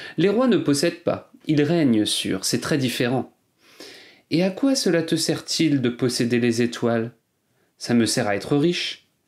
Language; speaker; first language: French; native; French